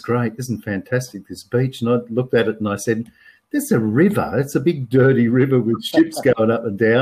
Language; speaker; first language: English; native; English